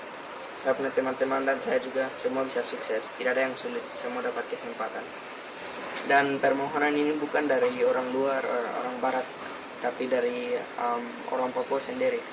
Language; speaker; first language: Indonesian; early bilingual, other home language; English